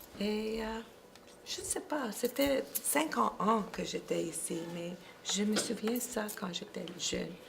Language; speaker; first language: French; non-native, local second language; English